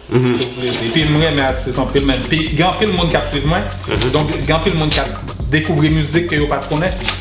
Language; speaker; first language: Haitian Creole; non-native, fluent; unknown